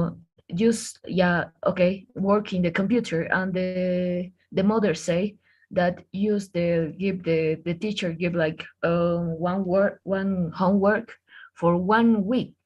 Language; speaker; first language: English; non-native, learner; Spanish